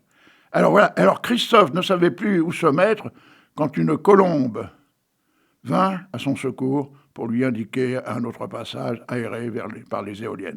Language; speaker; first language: French; native; French